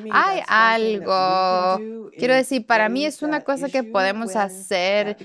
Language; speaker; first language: Spanish; non-native, fluent; English